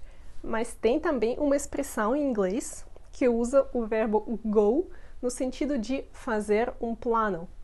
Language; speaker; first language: Portuguese; non-native, fluent; Russian